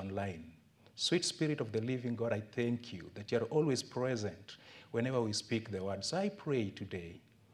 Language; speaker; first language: English; non-native, local second language; Luo (Kenya and Tanzania)